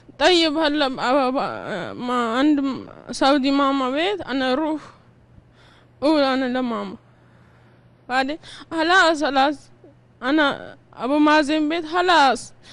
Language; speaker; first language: Arabic; non-native, learner; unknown